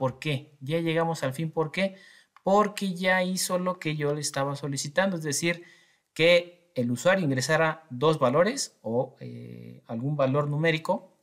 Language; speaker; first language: Spanish; native; Spanish